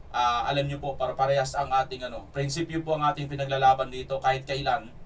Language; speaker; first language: Filipino; non-native, local second language; Cebuano